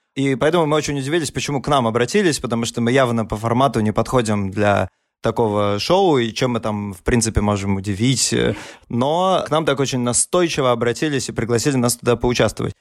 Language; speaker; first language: Russian; native; Russian